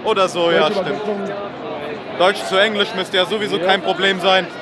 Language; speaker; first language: German; native; German